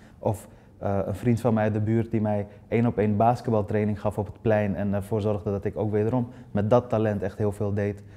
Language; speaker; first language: Dutch; early bilingual, other home language; Persian